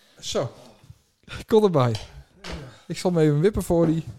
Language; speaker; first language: Dutch; native; Dutch